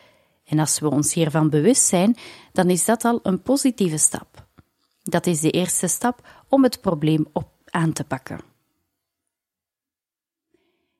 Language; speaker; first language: Dutch; native; Dutch